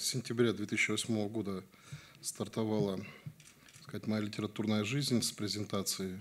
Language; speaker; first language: Russian; native; Russian